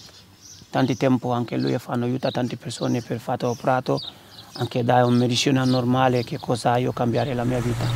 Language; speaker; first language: Italian; non-native, learner; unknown